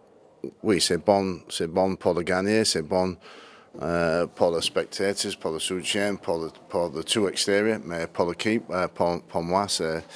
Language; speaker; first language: French; non-native, learner; English